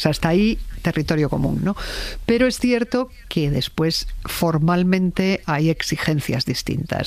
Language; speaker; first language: Spanish; native; Spanish